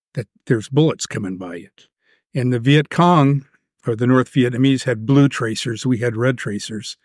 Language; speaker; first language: English; native; English